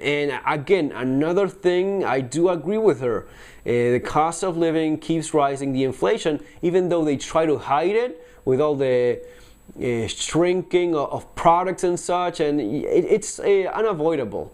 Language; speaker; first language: English; non-native, fluent; Spanish